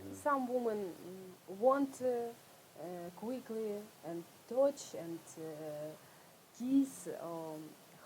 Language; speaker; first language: English; non-native, learner; Russian